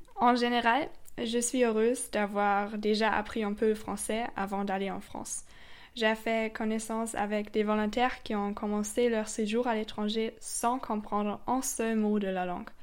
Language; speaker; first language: French; non-native, fluent; German